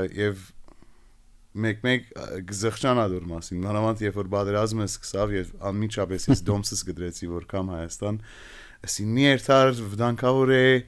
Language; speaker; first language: Armenian; early bilingual, heritage; Armenian